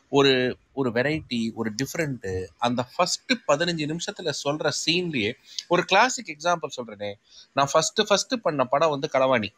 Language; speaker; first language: Tamil; native; Tamil